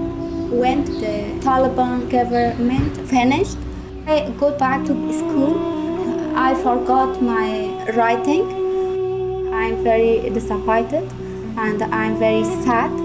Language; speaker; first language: English; non-native, learner; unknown